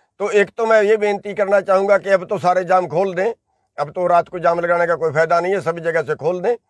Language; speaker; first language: Hindi; native; Hindi